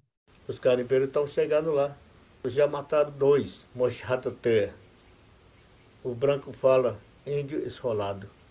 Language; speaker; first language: Portuguese; non-native, local second language; Yanomámi